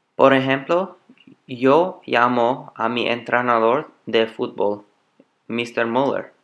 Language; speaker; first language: Spanish; non-native, learner; English